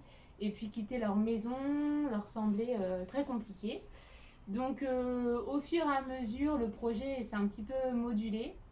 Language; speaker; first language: French; native; French